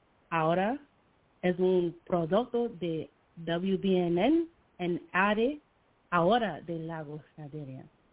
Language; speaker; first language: Spanish; non-native, learner; English